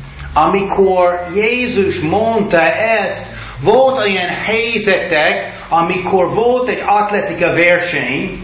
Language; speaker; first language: Hungarian; non-native, learner; English